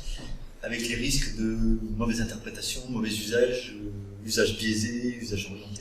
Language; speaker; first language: French; native; French